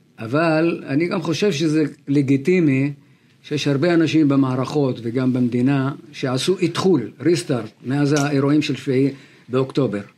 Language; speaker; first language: Hebrew; non-native, local second language; Arabic